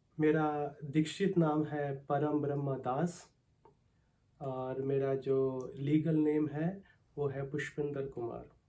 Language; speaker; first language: Hindi; native; Hindi